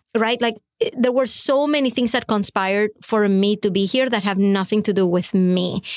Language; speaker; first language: English; non-native, fluent; Spanish